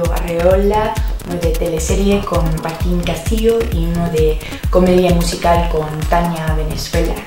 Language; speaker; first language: Spanish; non-native, fluent; English